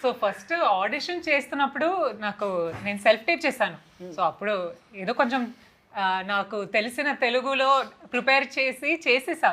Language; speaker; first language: Telugu; non-native, fluent; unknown